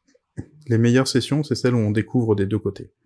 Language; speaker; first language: French; native; French